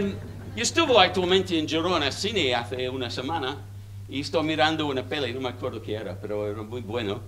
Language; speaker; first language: Spanish; non-native, learner; English